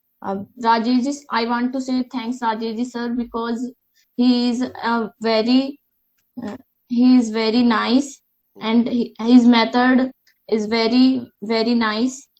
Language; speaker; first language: English; non-native, learner; Hindi